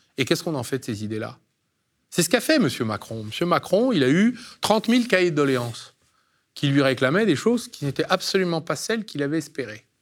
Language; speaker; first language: French; native; French